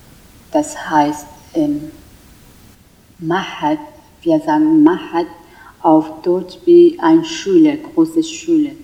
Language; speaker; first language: German; non-native, learner; Kurdish